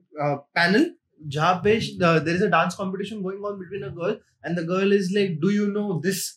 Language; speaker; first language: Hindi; non-native, local second language; Marathi